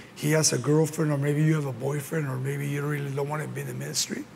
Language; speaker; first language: English; early bilingual, other home language; Spanish